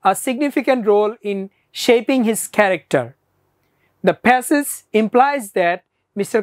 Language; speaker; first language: English; non-native, local second language; Bangla